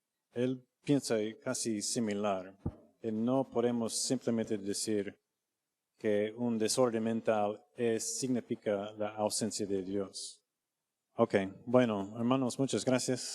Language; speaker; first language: Spanish; non-native, fluent; English